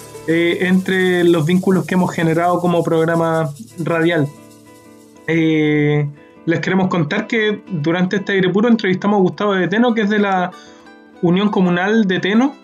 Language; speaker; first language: Spanish; native; Spanish